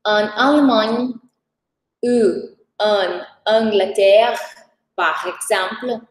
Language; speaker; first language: French; non-native, fluent; Portuguese